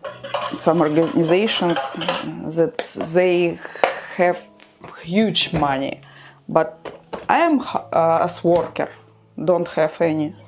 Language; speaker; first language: English; non-native, learner; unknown